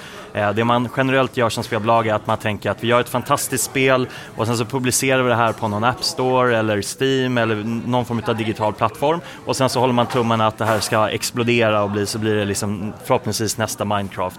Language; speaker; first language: Swedish; native; Swedish